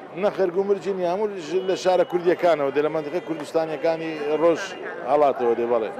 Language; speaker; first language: Central Kurdish; native; Central Kurdish